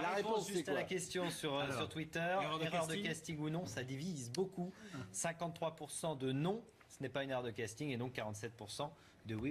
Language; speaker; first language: French; native; French